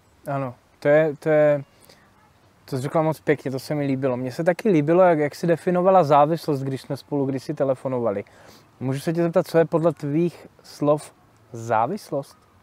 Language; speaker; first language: Czech; native; Czech